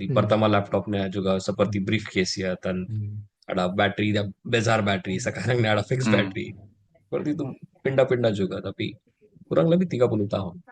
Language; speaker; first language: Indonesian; non-native, learner; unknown